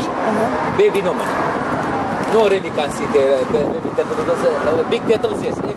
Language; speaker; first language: English; non-native, learner; Arabic